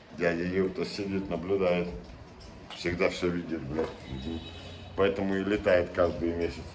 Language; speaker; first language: Russian; native; Russian